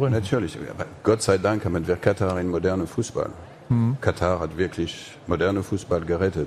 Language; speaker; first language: German; non-native, fluent; French